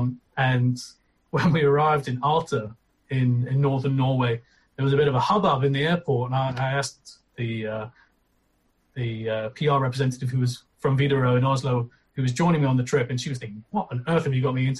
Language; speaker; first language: English; native; English